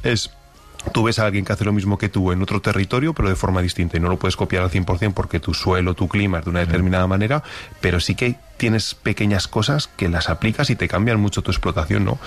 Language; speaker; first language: Spanish; native; Spanish